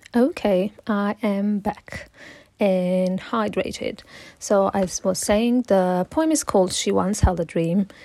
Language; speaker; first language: English; non-native, fluent; Italian